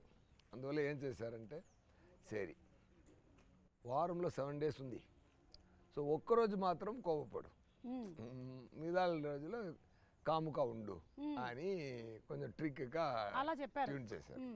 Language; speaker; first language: Telugu; non-native, fluent; Tamil